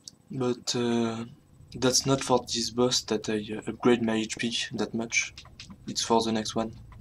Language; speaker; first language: English; non-native, learner; French